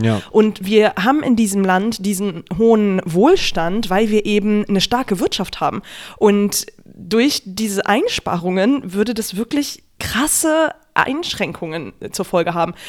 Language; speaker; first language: German; native; German